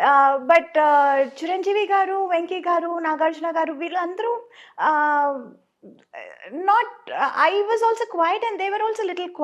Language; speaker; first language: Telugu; non-native, local second language; Tamil